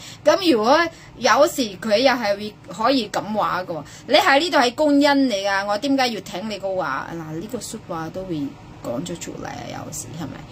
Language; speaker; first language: Cantonese; non-native, fluent; Indonesian